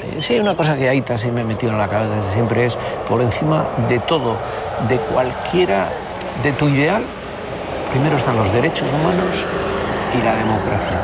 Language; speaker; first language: Spanish; native; Spanish